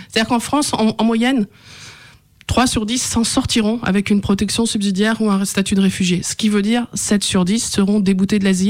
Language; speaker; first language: French; native; French